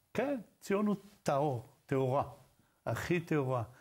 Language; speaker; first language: Hebrew; non-native, fluent; Arabic